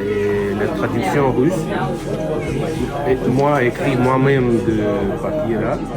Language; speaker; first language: French; non-native, learner; Russian